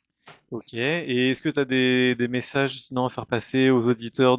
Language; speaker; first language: French; native; French